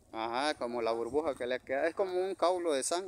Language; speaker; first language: Spanish; native; Spanish